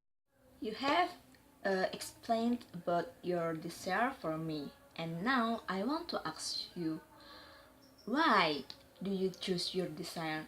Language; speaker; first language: English; non-native, learner; Indonesian